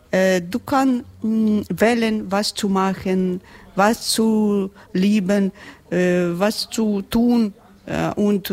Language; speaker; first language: German; non-native, learner; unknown